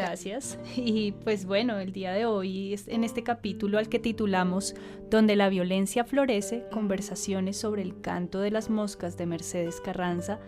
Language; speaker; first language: Spanish; native; Spanish